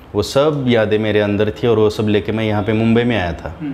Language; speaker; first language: Hindi; non-native, local second language; Marathi